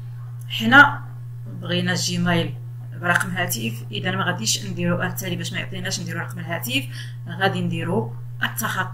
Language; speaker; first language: Arabic; native; Arabic